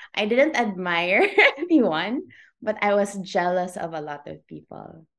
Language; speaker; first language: English; non-native, local second language; Cebuano